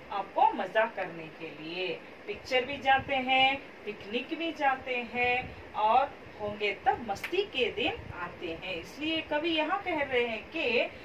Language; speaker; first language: Hindi; non-native, local second language; Kannada